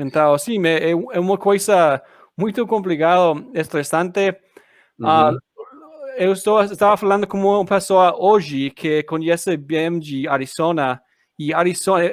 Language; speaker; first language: Portuguese; non-native, learner; English